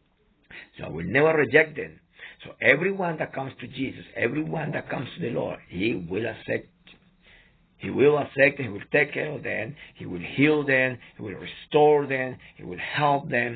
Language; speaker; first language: English; non-native, fluent; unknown